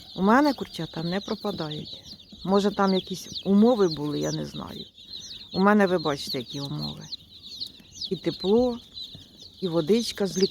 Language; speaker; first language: Ukrainian; native; Ukrainian